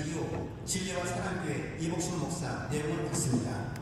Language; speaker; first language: Korean; native; Korean